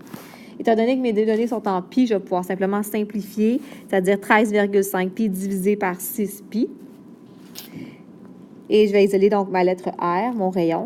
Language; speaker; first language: French; native; French